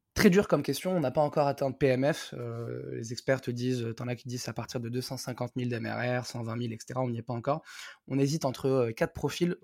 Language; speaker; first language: French; non-native, local second language; Arabic